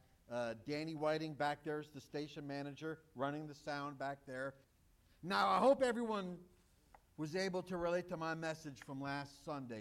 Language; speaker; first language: English; native; English